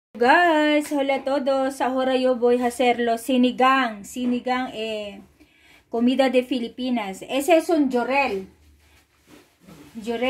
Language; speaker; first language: Spanish; non-native, learner; Filipino